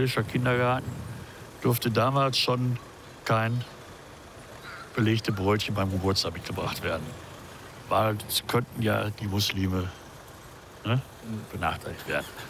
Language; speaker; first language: German; native; German